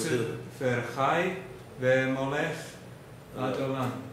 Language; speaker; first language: Hebrew; non-native, learner; Finnish